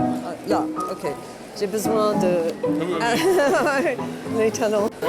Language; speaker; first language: French; non-native, fluent; English